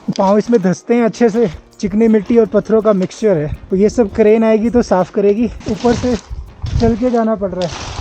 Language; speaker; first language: Hindi; native; Hindi